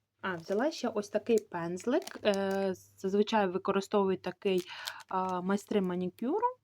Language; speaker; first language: Ukrainian; native; Ukrainian